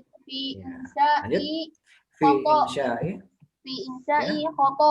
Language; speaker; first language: Arabic; non-native, learner; Indonesian